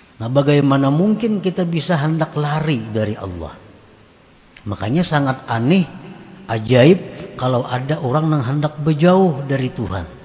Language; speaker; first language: Indonesian; native; Indonesian